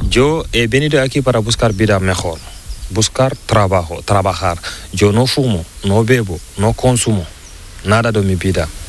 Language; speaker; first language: Spanish; non-native, learner; Fula